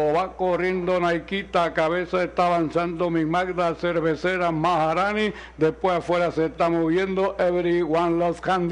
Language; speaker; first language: Spanish; native; Spanish